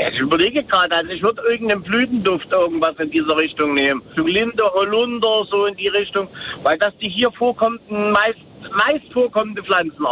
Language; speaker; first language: German; native; German